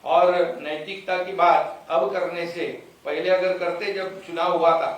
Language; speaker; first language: Hindi; non-native, local second language; Marathi